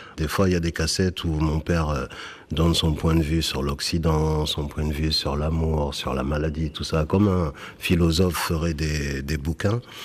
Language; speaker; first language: French; early bilingual, other home language; Fula